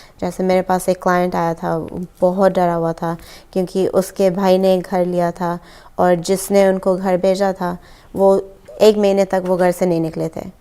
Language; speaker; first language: Hindi; early bilingual, heritage; Hindi